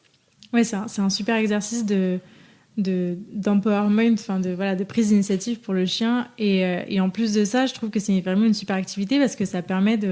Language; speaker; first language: French; native; French